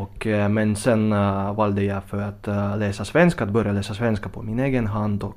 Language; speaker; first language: Swedish; non-native, fluent; Russian